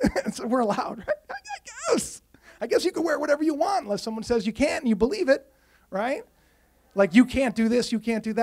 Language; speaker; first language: English; native; English